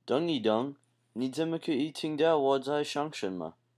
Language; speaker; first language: Chinese; non-native, learner; English